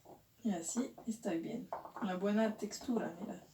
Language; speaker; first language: Spanish; non-native, fluent; French